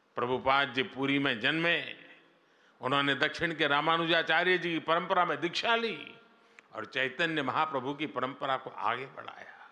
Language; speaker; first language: Hindi; non-native, local second language; Gujarati